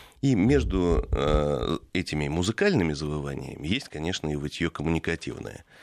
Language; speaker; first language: Russian; native; Russian